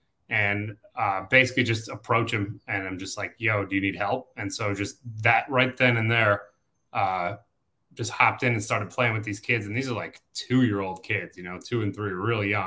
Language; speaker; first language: English; native; English